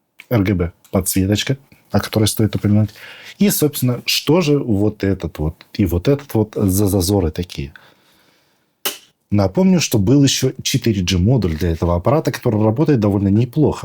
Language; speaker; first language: Russian; native; Russian